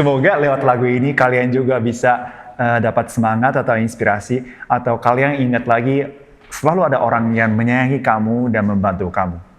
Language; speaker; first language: Indonesian; non-native, fluent; Japanese